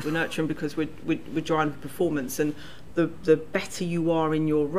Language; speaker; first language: English; native; English